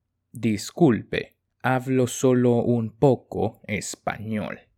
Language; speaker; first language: Spanish; non-native, fluent; Chinese